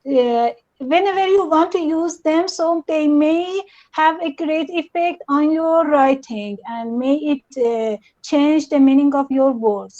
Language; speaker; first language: English; non-native, learner; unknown